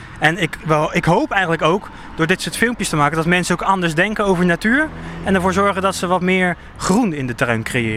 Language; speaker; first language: Dutch; native; Dutch